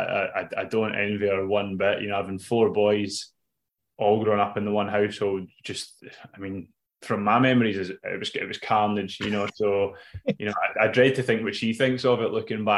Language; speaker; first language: English; native; English